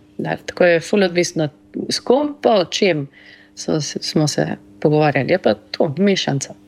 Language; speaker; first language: Slovenian; early bilingual, heritage; Slovenian